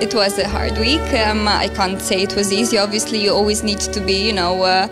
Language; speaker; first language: English; non-native, fluent; Serbian